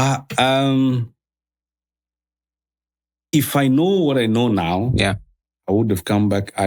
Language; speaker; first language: English; non-native, local second language; Swahili